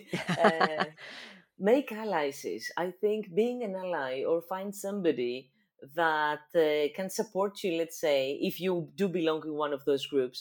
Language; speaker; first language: English; non-native, fluent; Greek